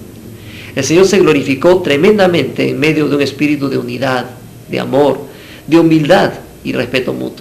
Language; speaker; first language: Spanish; native; Spanish